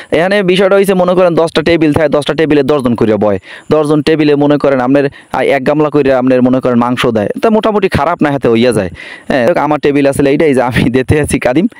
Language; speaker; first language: Bangla; native; Bangla